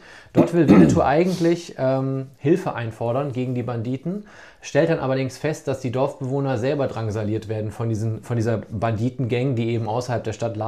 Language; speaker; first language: German; native; German